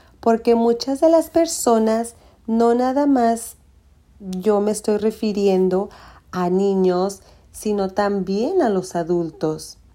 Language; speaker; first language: Spanish; early bilingual, heritage; Spanish